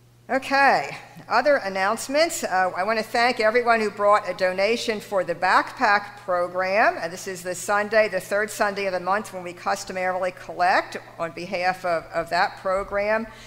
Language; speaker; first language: English; native; English